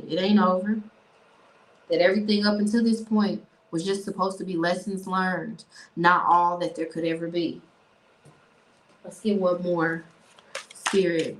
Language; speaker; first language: English; native; English